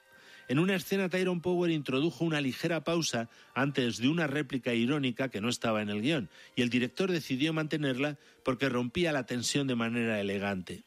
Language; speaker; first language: Spanish; native; Spanish